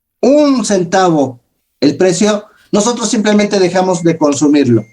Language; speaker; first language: Spanish; native; Spanish